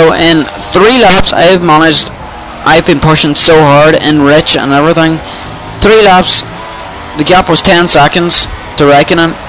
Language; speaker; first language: English; native; English